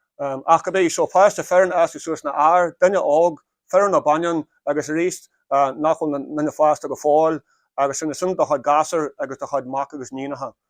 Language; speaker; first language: Irish; native; Irish